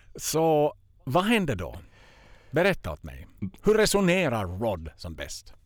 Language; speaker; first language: Swedish; native; Swedish